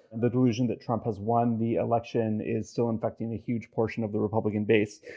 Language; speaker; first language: English; native; English